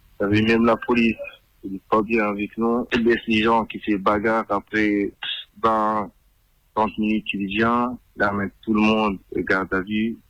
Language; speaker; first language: French; non-native, learner; Arabic